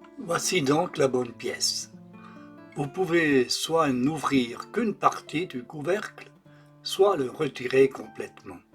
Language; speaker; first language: French; non-native, local second language; German